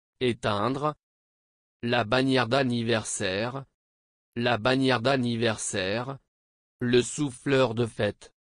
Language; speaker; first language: French; non-native, fluent; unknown